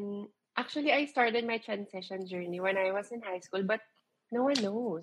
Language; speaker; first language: English; non-native, local second language; Filipino